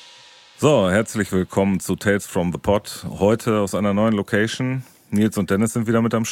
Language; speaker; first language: German; native; German